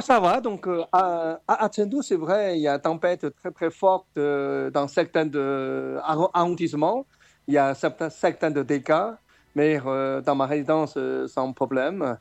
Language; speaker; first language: French; non-native, fluent; Chinese